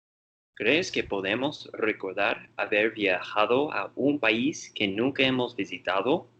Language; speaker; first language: Spanish; non-native, learner; English